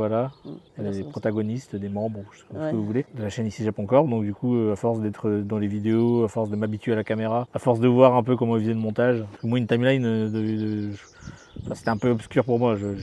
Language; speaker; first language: French; native; French